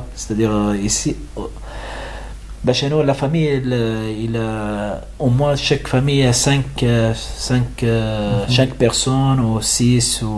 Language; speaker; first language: French; non-native, learner; Arabic